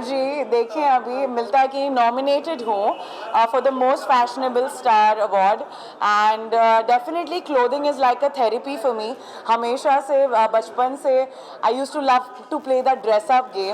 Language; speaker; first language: Hindi; native; Hindi